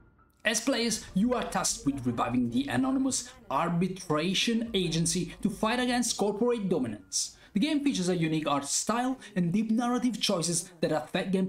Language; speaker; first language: English; non-native, fluent; Italian